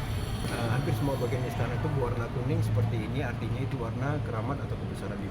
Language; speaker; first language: Indonesian; native; Indonesian